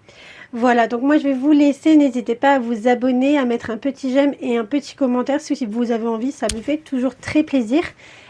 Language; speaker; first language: French; native; French